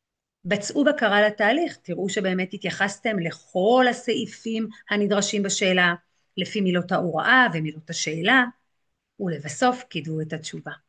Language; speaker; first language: Hebrew; native; Hebrew